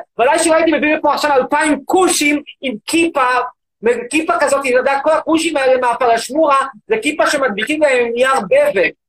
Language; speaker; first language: Hebrew; native; Hebrew